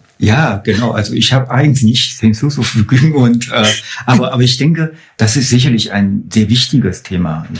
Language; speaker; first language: German; non-native, fluent; Chinese